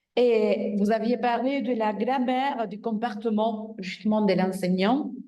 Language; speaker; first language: French; non-native, fluent; Spanish